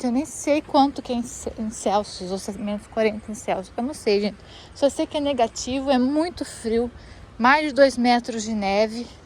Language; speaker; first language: Portuguese; native; Portuguese